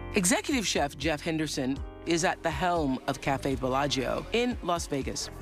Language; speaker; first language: English; native; English